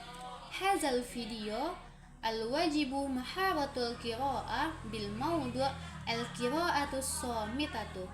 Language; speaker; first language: Arabic; non-native, learner; Indonesian